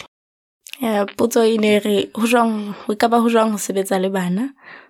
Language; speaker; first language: English; non-native, local second language; Southern Sotho